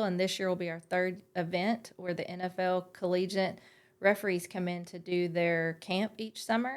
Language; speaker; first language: English; native; English